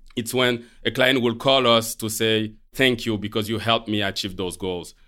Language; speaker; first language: English; non-native, fluent; Haitian Creole